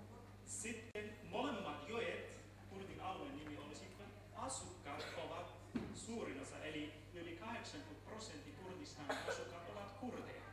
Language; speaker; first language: Finnish; non-native, learner; Central Kurdish